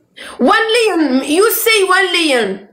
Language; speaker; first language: English; non-native, learner; Arabic